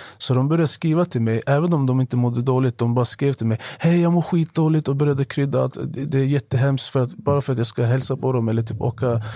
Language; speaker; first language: Swedish; non-native, fluent; Arabic